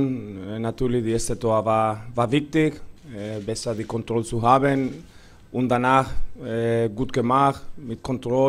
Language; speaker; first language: German; non-native, learner; Spanish